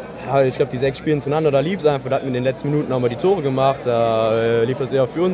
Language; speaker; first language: German; native; German